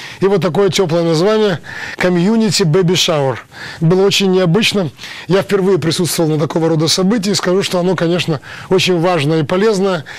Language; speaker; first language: Russian; native; Russian